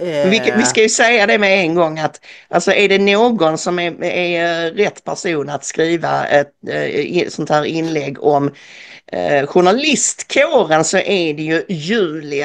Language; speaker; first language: Swedish; native; Swedish